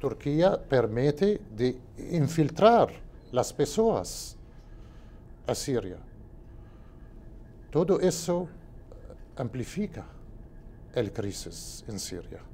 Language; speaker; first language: Spanish; non-native, learner; Arabic